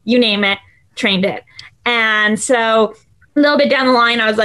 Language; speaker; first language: English; native; English